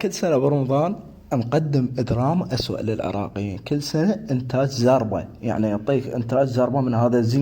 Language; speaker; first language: Arabic; native; Arabic